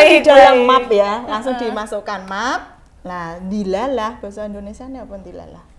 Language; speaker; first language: Indonesian; native; Indonesian